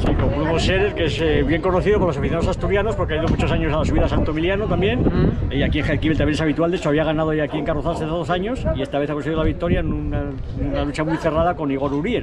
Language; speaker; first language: Spanish; native; Spanish